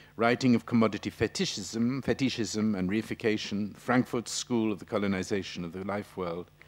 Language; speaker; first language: English; native; English